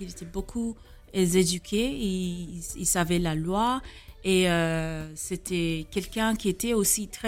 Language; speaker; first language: French; non-native, fluent; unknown